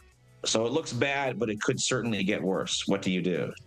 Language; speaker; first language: English; native; English